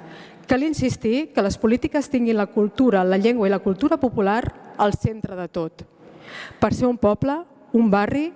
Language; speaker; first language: Catalan; native; Catalan